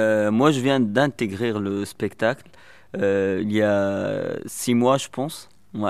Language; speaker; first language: French; non-native, local second language; Arabic